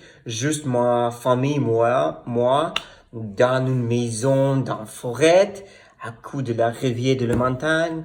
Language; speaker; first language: French; non-native, learner; Russian